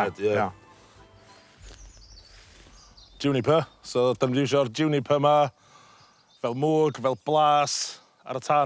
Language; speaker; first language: Welsh; native; Welsh